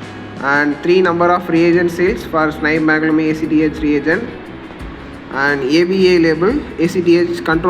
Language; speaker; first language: English; non-native, local second language; Tamil